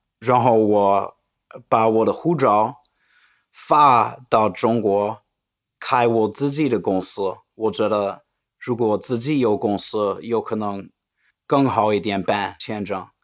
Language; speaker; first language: Chinese; non-native, fluent; English